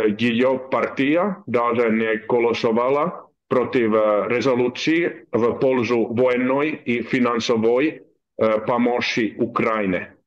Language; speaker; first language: Russian; non-native, learner; Finnish